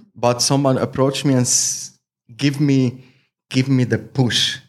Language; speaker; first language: English; non-native, fluent; Slovenian